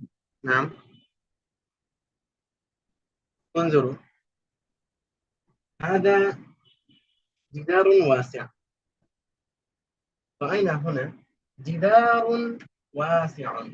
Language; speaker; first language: Arabic; non-native, fluent; Bangla